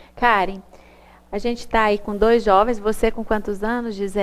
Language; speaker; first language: Portuguese; native; Portuguese